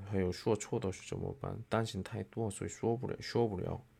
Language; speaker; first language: Chinese; non-native, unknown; Korean